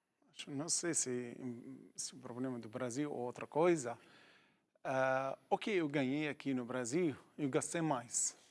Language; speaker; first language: Portuguese; non-native, learner; Arabic